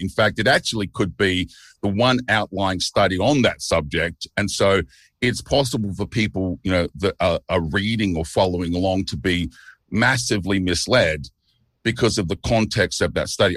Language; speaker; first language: English; native; English